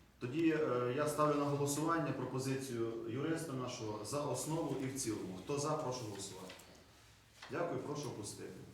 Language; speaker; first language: Ukrainian; native; Ukrainian